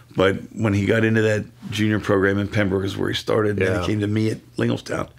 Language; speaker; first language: English; native; English